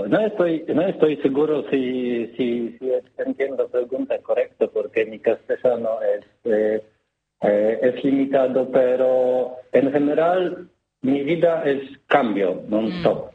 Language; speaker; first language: Spanish; non-native, learner; Polish